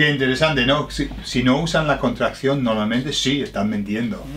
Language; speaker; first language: Spanish; non-native, fluent; English